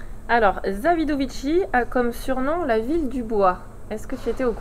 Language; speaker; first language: French; native; French